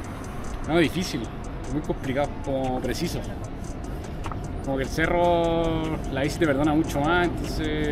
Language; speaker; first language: Spanish; native; Spanish